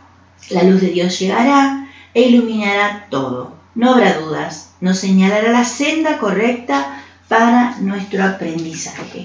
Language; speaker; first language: Spanish; native; Spanish